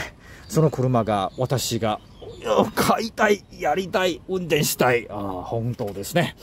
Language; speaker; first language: Japanese; non-native, learner; Chinese